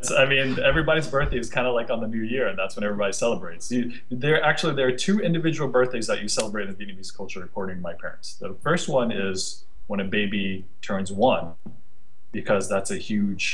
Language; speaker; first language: English; native; English